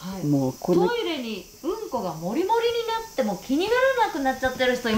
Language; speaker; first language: Japanese; native; Japanese